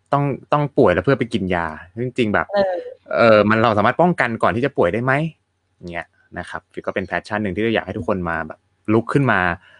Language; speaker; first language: Thai; native; Thai